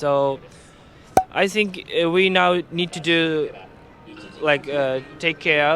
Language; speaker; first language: English; non-native, learner; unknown